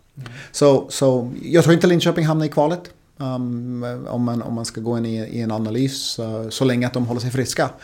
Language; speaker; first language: Swedish; non-native, fluent; English